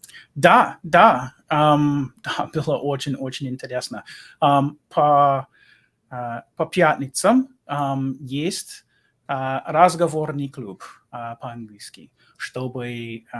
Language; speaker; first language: Russian; non-native, learner; English